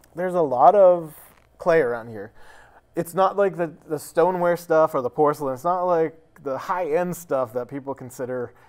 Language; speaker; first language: English; native; English